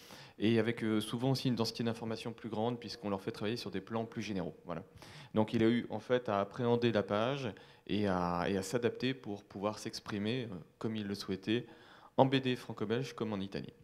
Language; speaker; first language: French; native; French